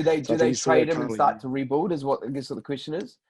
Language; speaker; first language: English; native; English